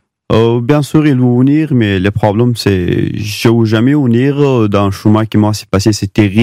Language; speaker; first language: French; non-native, learner; Pashto